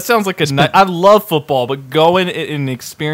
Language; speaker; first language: English; native; English